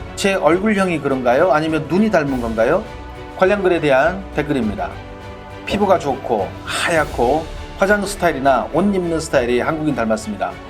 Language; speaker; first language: Korean; native; Korean